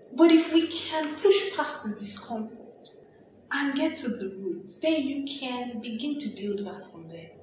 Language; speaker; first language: English; non-native, local second language; Yoruba